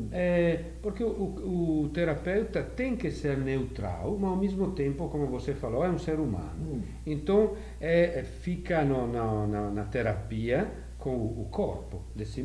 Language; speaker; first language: Portuguese; non-native, fluent; Italian